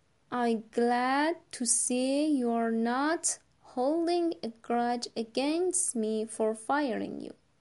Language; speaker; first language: English; non-native, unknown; Persian